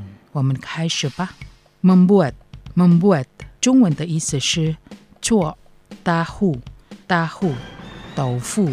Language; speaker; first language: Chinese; non-native, fluent; Indonesian